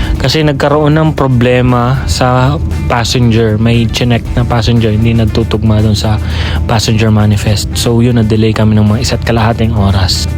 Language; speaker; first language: Filipino; native; Filipino